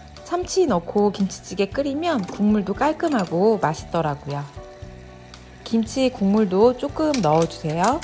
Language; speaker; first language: Korean; native; Korean